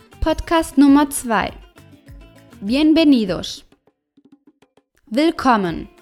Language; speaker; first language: German; non-native, fluent; Spanish